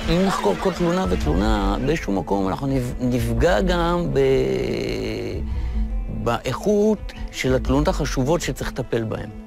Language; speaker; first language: Hebrew; native; Hebrew